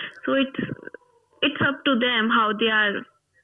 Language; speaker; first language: English; non-native, local second language; Hindi